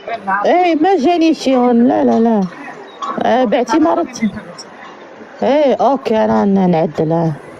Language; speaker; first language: Arabic; native; Arabic